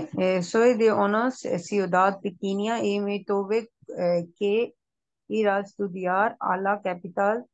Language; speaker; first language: Spanish; non-native, learner; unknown